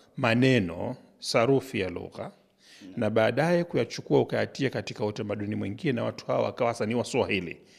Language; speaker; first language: Swahili; native; Swahili